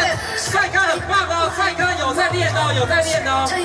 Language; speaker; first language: Chinese; native; Chinese